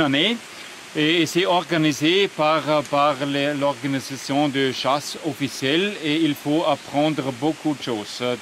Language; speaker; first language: French; non-native, fluent; German